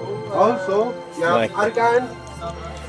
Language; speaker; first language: English; non-native, learner; Arabic